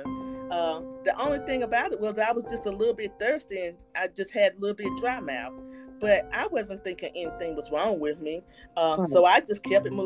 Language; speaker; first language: English; native; English